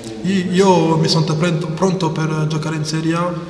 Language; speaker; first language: Italian; non-native, learner; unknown